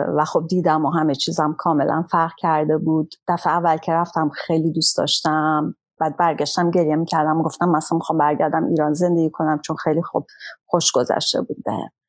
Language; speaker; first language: Persian; native; Persian